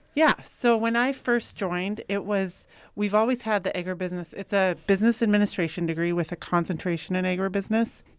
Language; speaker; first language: English; native; English